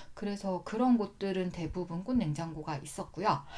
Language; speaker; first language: Korean; native; Korean